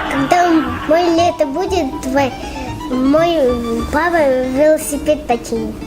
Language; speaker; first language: Russian; non-native, learner; Tajik